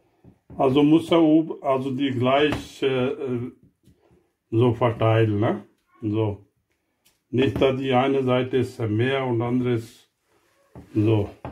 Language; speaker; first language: German; non-native, learner; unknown